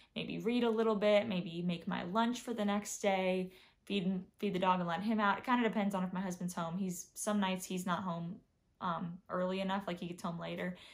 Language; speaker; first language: English; native; English